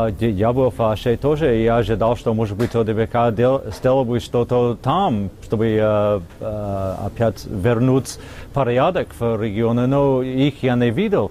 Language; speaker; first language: Russian; non-native, fluent; English